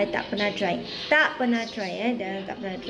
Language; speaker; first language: Malay; native; Malay